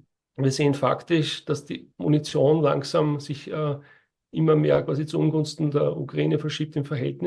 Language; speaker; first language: German; native; German